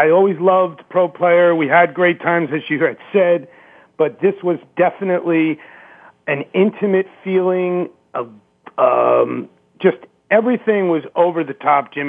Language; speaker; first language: English; native; English